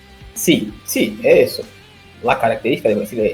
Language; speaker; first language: Spanish; non-native, learner; Portuguese